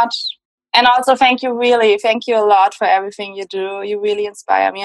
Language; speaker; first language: English; non-native, fluent; German